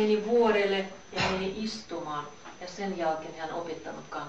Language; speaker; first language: Finnish; non-native, learner; Russian